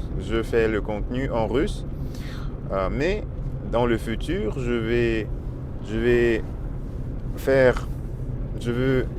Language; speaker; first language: French; non-native, learner; Russian